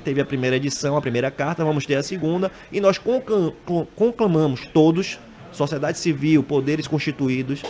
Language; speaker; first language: Portuguese; native; Portuguese